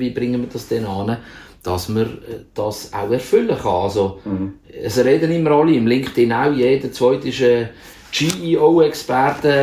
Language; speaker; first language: German; native; German